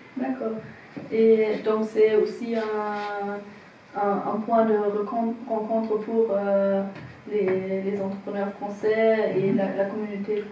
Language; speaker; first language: French; non-native, fluent; German